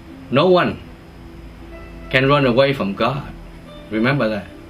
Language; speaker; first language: English; non-native, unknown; Vietnamese